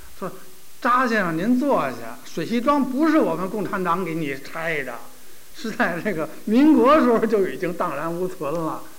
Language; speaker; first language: Chinese; native; Chinese